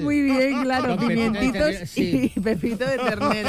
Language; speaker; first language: Spanish; native; Spanish